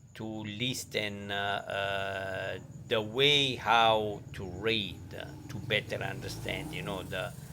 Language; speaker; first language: English; non-native, fluent; Italian